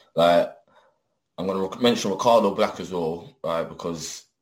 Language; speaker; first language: English; native; English